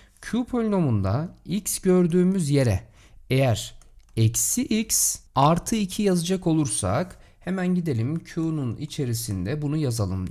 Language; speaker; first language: Turkish; native; Turkish